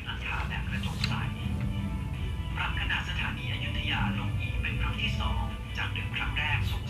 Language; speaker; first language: Thai; native; Thai